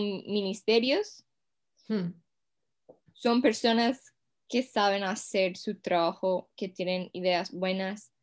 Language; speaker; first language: Spanish; non-native, fluent; English